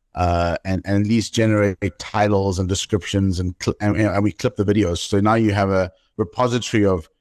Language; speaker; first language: English; native; English